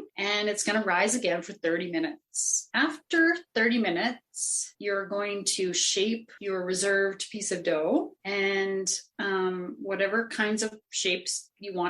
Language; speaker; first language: English; native; English